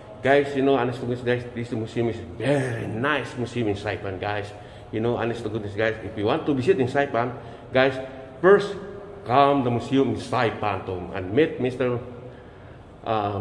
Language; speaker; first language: English; non-native, learner; Filipino